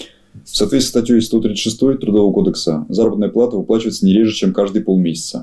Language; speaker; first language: Russian; native; Russian